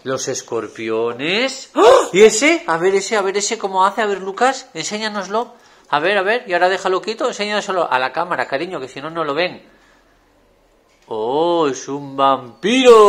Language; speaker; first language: Spanish; native; Spanish